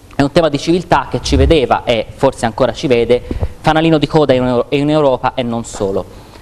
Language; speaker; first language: Italian; native; Italian